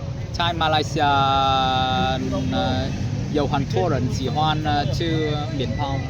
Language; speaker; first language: Chinese; non-native, learner; Vietnamese